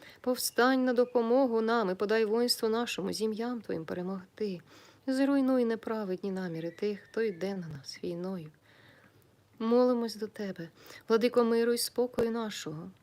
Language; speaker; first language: Ukrainian; native; Ukrainian